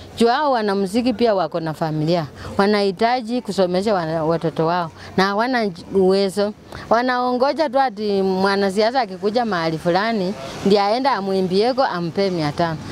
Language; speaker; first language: Swahili; non-native, local second language; Luyia